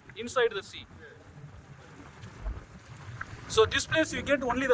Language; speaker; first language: English; non-native, local second language; Tamil